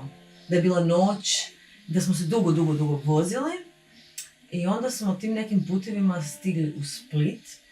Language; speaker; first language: Bosnian; native; Bosnian